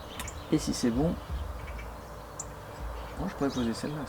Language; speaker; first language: French; native; French